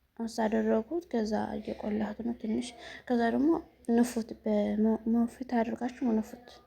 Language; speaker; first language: Amharic; non-native, local second language; Tigrinya